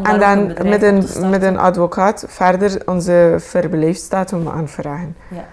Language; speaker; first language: Dutch; non-native, fluent; Persian